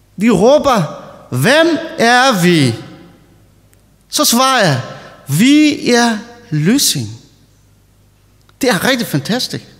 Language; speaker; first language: Danish; non-native, learner; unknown